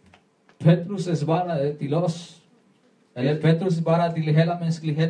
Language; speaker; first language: Swedish; non-native, learner; Spanish